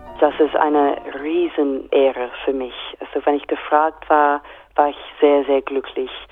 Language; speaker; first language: German; non-native, fluent; English